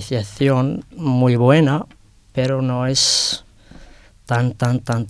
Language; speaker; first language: Spanish; non-native, fluent; Arabic